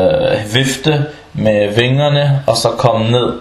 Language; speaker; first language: Danish; early bilingual, other home language; Arabic